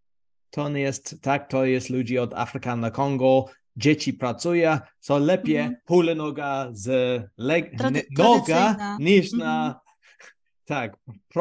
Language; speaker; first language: Polish; non-native, learner; English